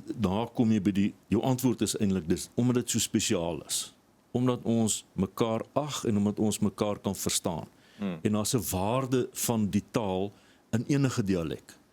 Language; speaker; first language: Afrikaans; native; Afrikaans